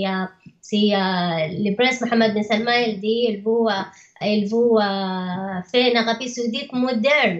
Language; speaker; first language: French; non-native, learner; Arabic